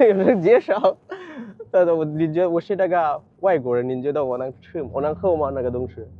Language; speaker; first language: Chinese; non-native, learner; Bangla